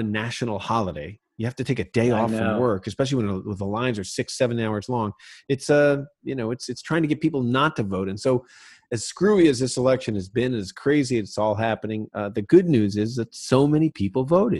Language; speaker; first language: English; native; English